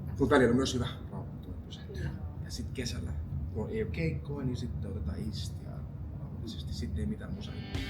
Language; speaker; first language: Finnish; early bilingual, other home language; Estonian